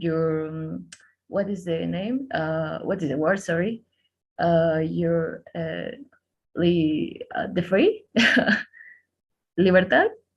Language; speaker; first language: English; non-native, learner; Spanish